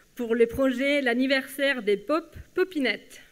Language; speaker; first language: French; non-native, fluent; Spanish